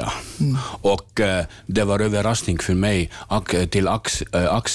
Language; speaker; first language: Swedish; non-native, learner; Finnish